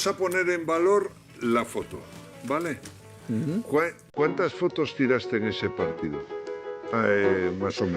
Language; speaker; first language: Spanish; native; Spanish